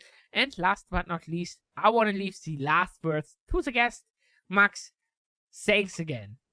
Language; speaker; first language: English; non-native, fluent; German